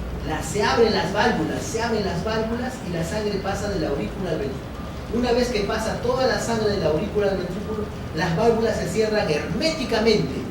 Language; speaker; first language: Spanish; native; Spanish